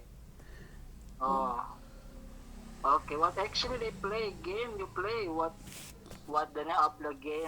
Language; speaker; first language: English; non-native, learner; Indonesian